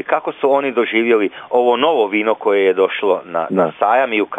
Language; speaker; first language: Croatian; native; Croatian